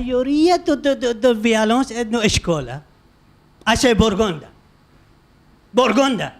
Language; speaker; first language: Portuguese; non-native, learner; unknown